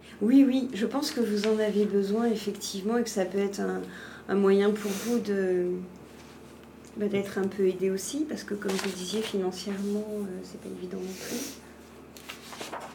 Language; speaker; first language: French; native; French